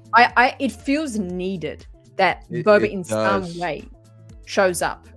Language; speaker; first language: English; native; English